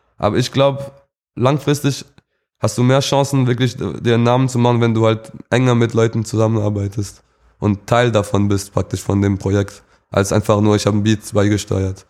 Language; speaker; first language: German; early bilingual, other home language; English